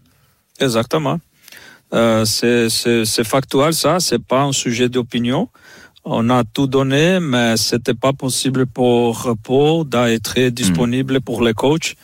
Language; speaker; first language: French; non-native, fluent; Portuguese